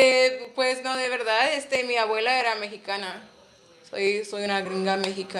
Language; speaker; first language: Spanish; non-native, learner; English